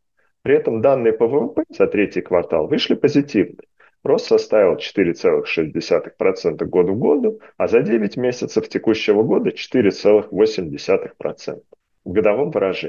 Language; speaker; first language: Russian; native; Russian